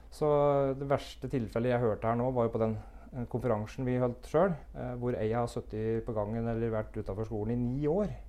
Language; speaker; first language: Norwegian; native; Norwegian